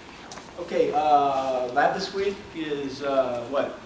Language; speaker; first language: English; native; English